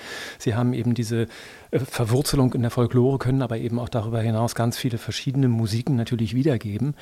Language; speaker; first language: German; native; German